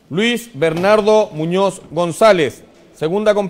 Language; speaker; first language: Spanish; native; Spanish